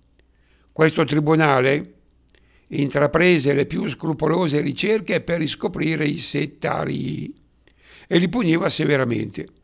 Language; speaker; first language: Italian; native; Italian